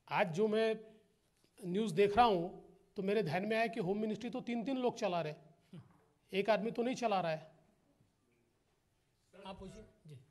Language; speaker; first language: Hindi; non-native, local second language; Marathi